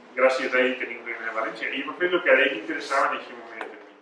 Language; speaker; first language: Spanish; non-native, local second language; Catalan